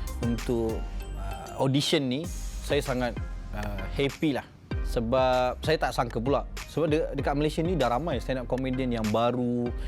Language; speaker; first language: Malay; native; Malay